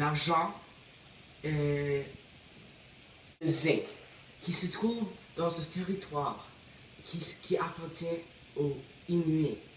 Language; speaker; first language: French; non-native, local second language; English